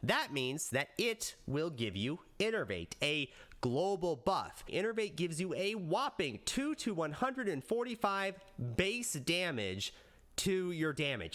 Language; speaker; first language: English; native; English